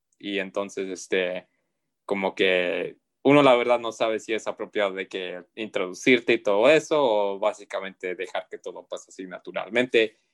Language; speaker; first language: Spanish; early bilingual, heritage; Spanish